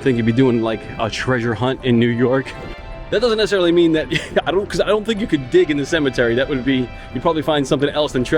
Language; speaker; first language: English; native; English